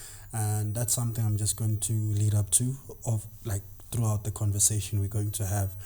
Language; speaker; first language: English; non-native, local second language; Zulu